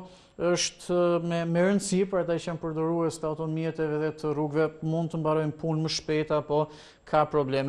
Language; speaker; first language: Albanian; native; Albanian